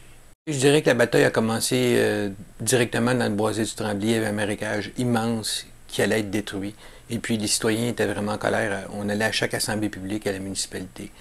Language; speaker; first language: French; native; French